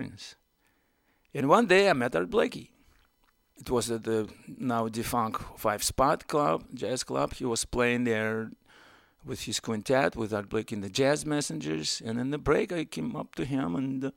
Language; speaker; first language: English; non-native, fluent; Russian